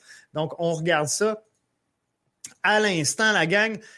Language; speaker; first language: French; native; French